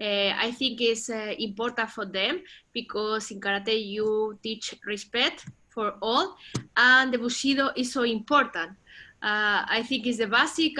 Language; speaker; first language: English; non-native, learner; Spanish